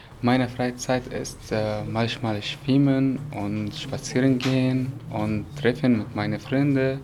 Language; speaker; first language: German; non-native, learner; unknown